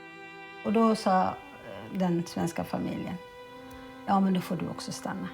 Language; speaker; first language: Swedish; early bilingual, other home language; Amharic